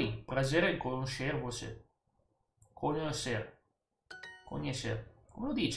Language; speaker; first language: Portuguese; non-native, learner; Italian